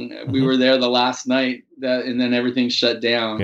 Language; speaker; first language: English; native; English